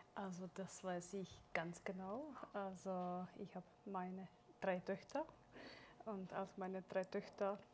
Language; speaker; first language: German; non-native, fluent; Czech